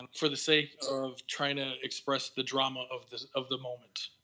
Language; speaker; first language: English; native; English